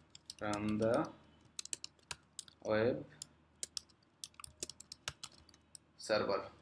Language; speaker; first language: English; non-native, local second language; Bangla